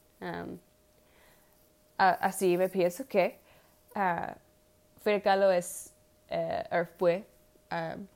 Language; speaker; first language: Spanish; non-native, learner; English